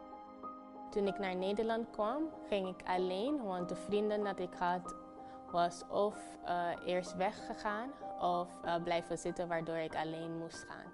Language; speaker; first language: Dutch; early bilingual, other home language; Papiamento